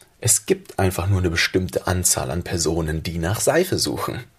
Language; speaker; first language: German; native; German